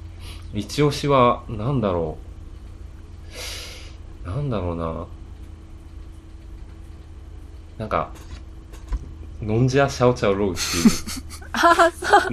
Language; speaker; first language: Japanese; native; Japanese